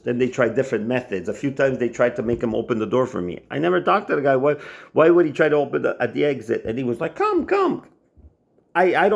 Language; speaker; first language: English; non-native, local second language; French